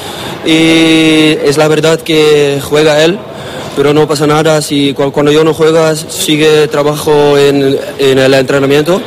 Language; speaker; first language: Spanish; non-native, learner; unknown